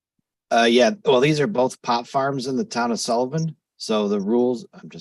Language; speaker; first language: English; native; English